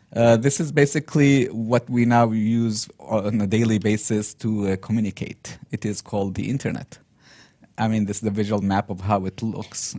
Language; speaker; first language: English; non-native, fluent; Arabic